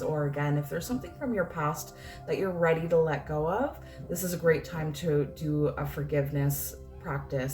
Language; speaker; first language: English; native; English